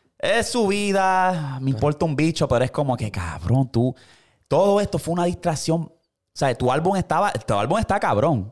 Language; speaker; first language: Spanish; native; Spanish